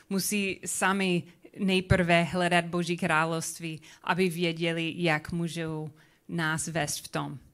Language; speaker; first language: Czech; non-native, learner; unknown